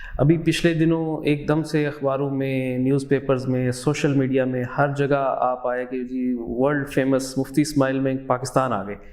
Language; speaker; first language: Urdu; native; Urdu